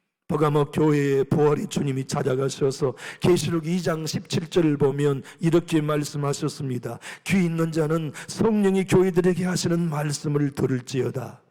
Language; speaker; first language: Korean; native; Korean